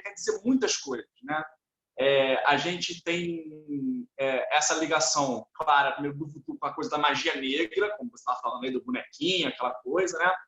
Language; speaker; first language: Portuguese; native; Portuguese